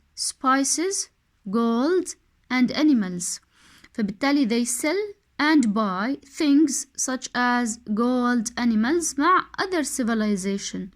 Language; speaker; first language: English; non-native, fluent; Arabic